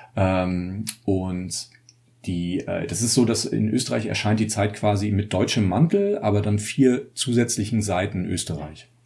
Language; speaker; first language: German; native; German